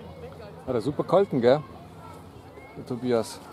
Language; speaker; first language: German; native; German